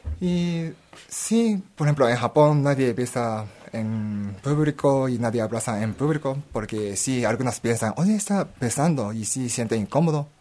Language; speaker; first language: Spanish; non-native, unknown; Japanese